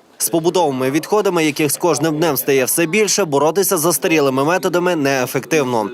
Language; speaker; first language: Ukrainian; native; Ukrainian